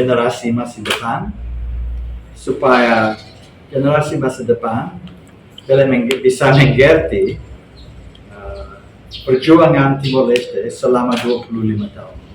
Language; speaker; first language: Indonesian; non-native, fluent; English